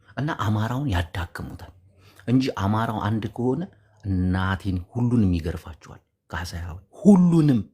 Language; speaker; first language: Amharic; non-native, local second language; Tigrinya